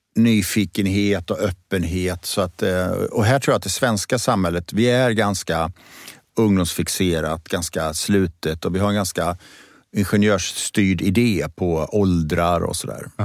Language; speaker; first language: Swedish; native; Swedish